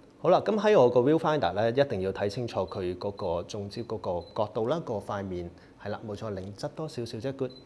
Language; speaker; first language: Cantonese; native; Cantonese